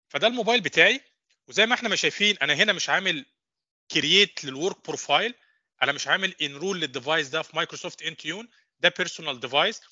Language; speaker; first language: Arabic; native; Arabic